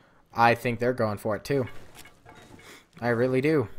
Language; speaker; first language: English; native; English